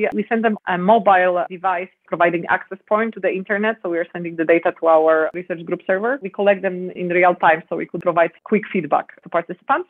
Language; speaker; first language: English; non-native, fluent; Polish